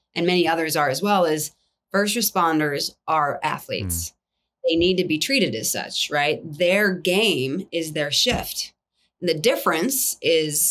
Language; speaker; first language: English; native; English